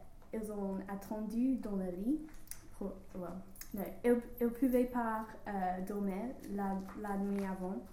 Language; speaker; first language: French; non-native, learner; English